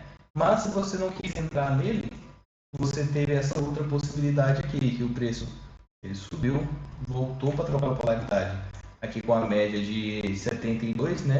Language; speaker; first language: Portuguese; native; Portuguese